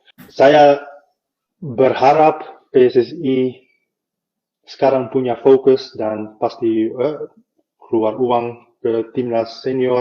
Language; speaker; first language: Indonesian; non-native, fluent; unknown